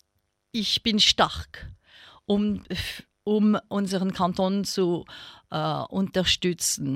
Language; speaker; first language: German; non-native, local second language; French